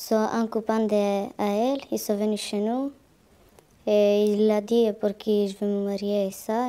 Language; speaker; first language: French; non-native, learner; Romanian